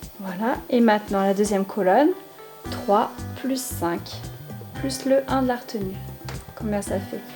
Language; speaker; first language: French; native; French